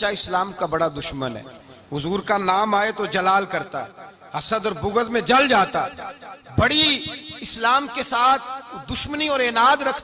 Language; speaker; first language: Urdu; non-native, local second language; Punjabi